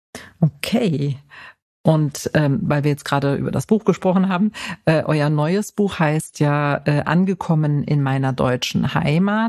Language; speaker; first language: German; native; German